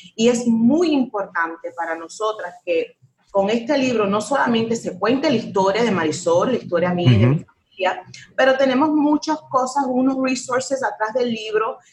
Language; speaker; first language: Spanish; early bilingual, heritage; Spanish